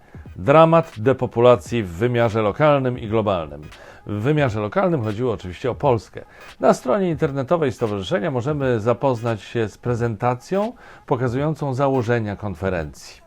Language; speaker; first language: Polish; native; Polish